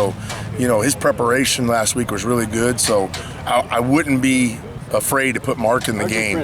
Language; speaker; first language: English; native; English